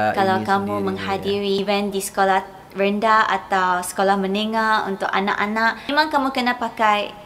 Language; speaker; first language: Malay; native; Malay